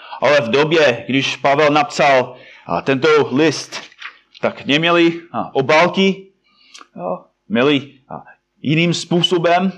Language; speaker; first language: Czech; non-native, fluent; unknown